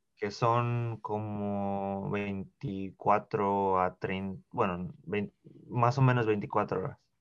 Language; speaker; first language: Spanish; early bilingual, heritage; Spanish